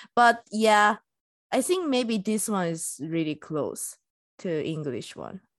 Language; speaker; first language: English; non-native, fluent; Japanese